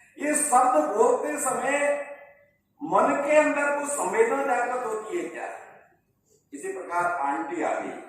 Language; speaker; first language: Hindi; native; Hindi